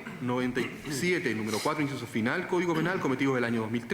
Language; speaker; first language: Spanish; native; Spanish